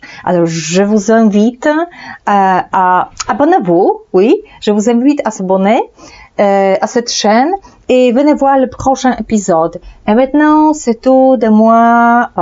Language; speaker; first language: French; non-native, fluent; Polish